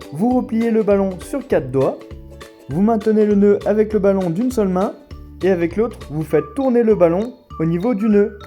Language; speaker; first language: French; native; French